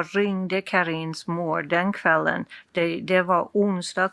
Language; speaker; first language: Swedish; non-native, fluent; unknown